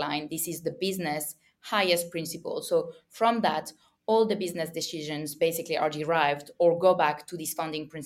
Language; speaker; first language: English; non-native, fluent; French